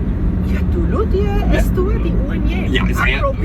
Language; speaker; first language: Indonesian; non-native, fluent; German